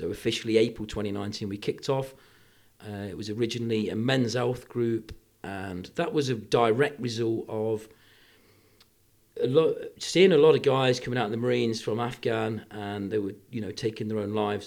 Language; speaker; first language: English; native; English